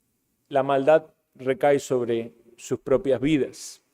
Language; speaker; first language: Spanish; native; Spanish